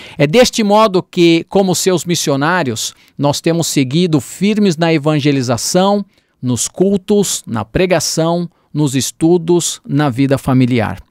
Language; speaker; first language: Portuguese; native; Portuguese